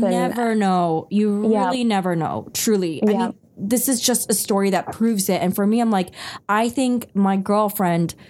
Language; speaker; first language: English; early bilingual, other home language; Min Nan Chinese